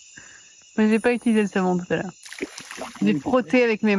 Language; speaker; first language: French; native; French